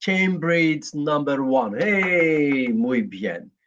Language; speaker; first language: Spanish; non-native, learner; Greek